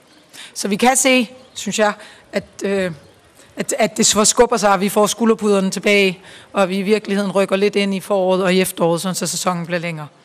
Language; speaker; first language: Danish; native; Danish